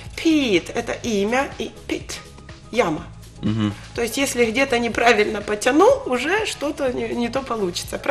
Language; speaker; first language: Russian; native; Russian